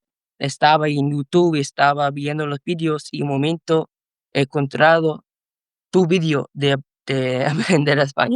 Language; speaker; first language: Spanish; non-native, learner; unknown